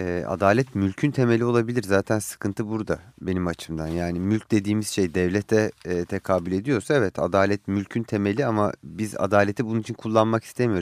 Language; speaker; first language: Turkish; native; Turkish